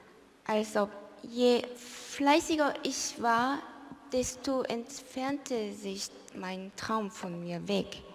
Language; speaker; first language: German; early bilingual, other home language; Korean